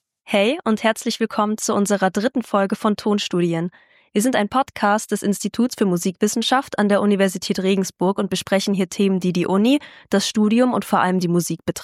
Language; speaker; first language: German; native; German